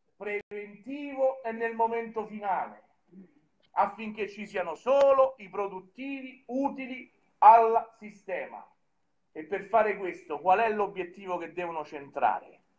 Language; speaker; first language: Italian; native; Italian